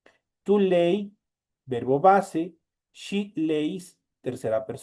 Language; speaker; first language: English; non-native, fluent; Spanish